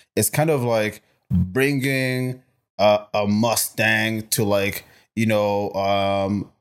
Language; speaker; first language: English; non-native, local second language; Yoruba